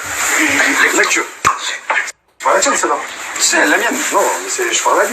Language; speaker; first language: French; native; French